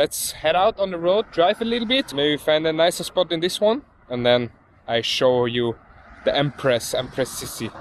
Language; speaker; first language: English; non-native, fluent; German